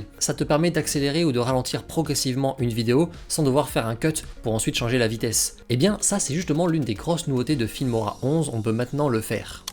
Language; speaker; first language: French; native; French